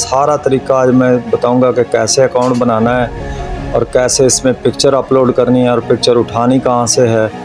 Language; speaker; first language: Urdu; native; Urdu